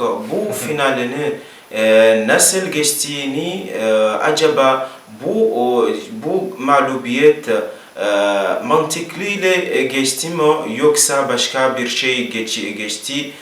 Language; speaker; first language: Turkish; non-native, learner; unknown